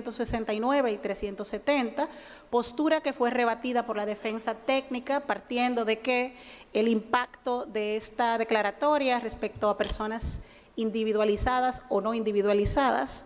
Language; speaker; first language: Spanish; native; Spanish